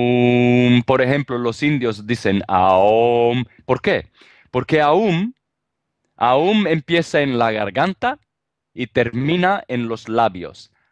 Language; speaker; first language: Spanish; non-native, fluent; Italian